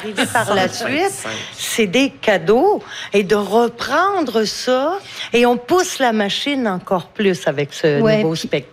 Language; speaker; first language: French; native; French